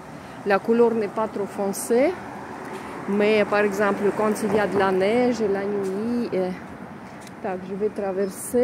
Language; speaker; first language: French; non-native, fluent; Russian